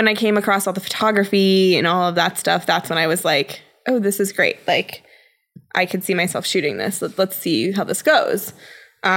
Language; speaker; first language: English; native; English